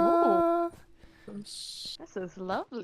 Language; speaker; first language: English; native; English